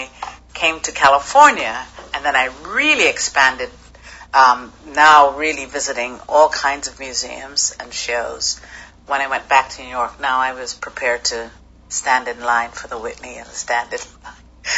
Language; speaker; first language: English; native; English